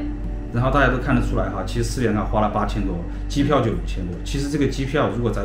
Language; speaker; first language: Chinese; native; Chinese